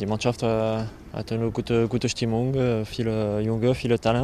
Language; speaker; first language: German; non-native, learner; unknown